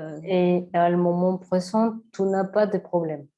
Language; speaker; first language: French; non-native, learner; Spanish